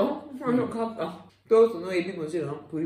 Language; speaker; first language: Japanese; non-native, learner; Italian